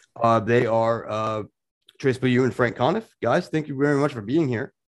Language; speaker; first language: English; native; English